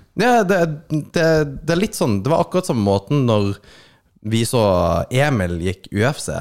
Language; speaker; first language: Norwegian; native; Norwegian